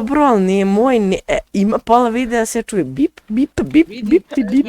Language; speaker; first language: Bosnian; native; Bosnian